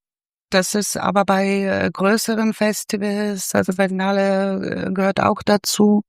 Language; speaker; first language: German; non-native, fluent; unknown